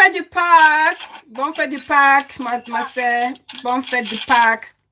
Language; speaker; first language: French; non-native, learner; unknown